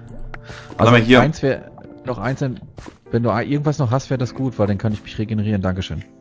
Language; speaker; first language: German; native; German